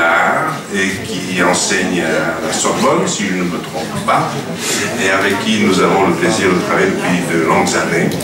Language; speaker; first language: French; non-native, fluent; Czech